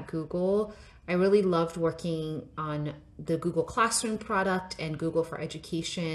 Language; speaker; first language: English; non-native, local second language; Yoruba